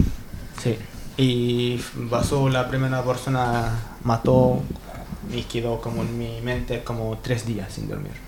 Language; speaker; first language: Spanish; non-native, learner; Arabic